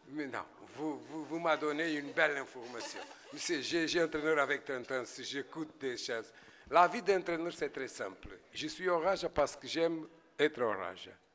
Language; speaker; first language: French; non-native, fluent; Portuguese